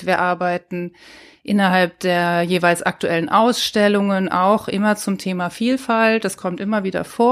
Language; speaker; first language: German; native; German